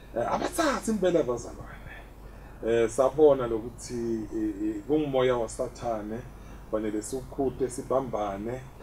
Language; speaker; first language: Zulu; non-native, local second language; Swati